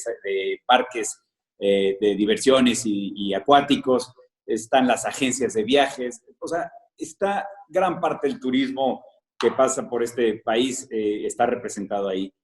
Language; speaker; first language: Spanish; native; Spanish